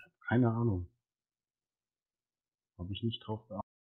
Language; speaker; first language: German; native; German